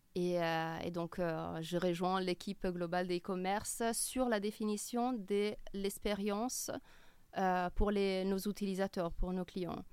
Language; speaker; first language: French; non-native, fluent; Italian